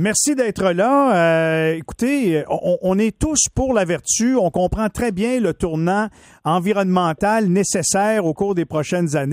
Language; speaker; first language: French; native; French